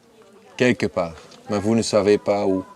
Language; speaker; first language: French; non-native, fluent; Dutch